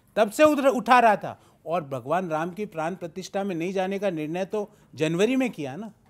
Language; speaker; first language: Hindi; native; Hindi